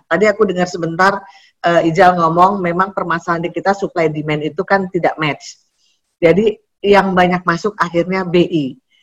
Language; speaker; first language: Indonesian; native; Indonesian